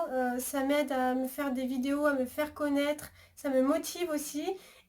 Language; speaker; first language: French; native; French